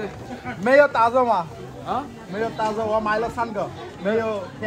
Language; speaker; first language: Chinese; non-native, learner; Bangla